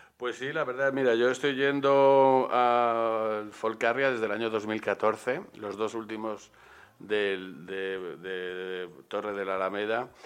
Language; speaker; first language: Spanish; native; Spanish